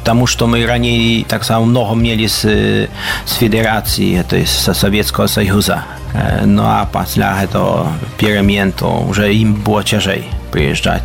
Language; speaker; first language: Russian; non-native, learner; Polish